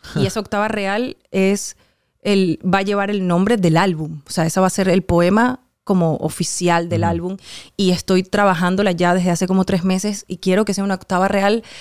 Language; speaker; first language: Spanish; native; Spanish